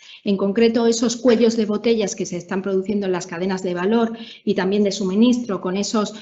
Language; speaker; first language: Spanish; native; Spanish